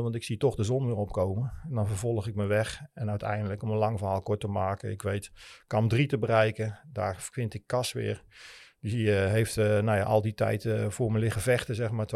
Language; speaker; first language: Dutch; native; Dutch